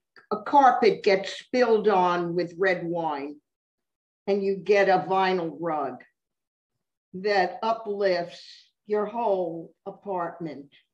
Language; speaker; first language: English; native; English